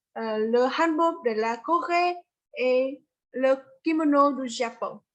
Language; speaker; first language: French; non-native, learner; Vietnamese